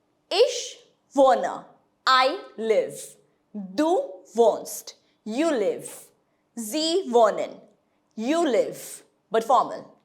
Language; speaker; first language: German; non-native, fluent; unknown